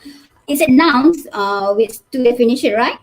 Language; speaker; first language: English; non-native, learner; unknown